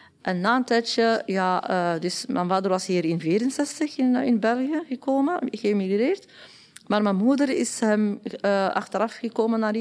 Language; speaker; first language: Dutch; non-native, learner; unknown